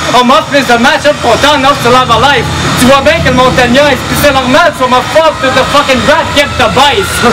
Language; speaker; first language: French; native; French